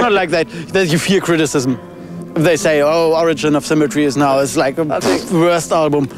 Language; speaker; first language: English; non-native, fluent; German